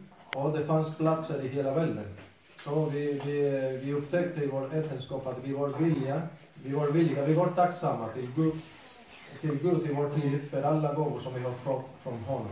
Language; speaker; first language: Swedish; non-native, fluent; Spanish